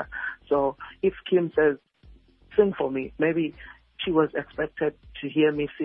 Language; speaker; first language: English; non-native, local second language; Zulu